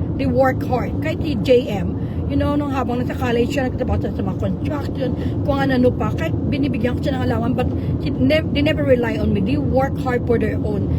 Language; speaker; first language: Filipino; native; Filipino